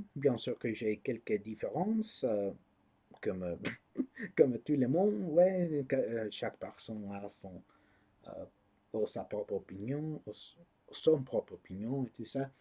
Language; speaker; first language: French; non-native, learner; English